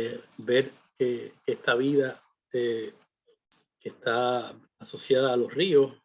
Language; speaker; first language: Spanish; native; Spanish